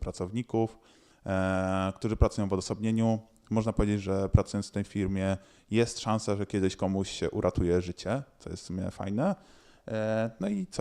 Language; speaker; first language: Polish; native; Polish